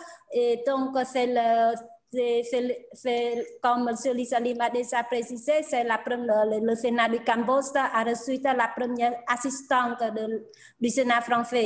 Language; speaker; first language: French; non-native, fluent; Khmer